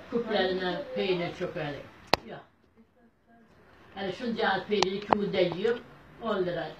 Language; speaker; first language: Turkish; native; Turkish